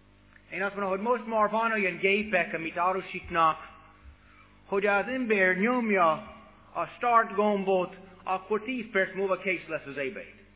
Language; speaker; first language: Hungarian; non-native, fluent; English